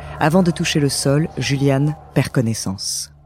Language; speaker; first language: French; native; French